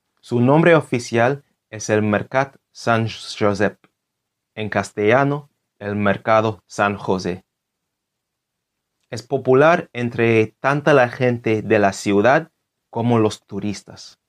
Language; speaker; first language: Spanish; non-native, fluent; English